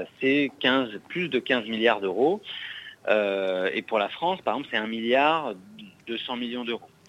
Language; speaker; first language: French; native; French